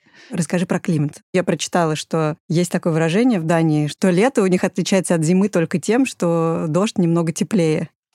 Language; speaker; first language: Russian; native; Russian